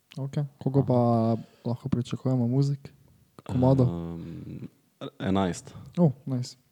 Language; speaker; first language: Slovenian; native; Slovenian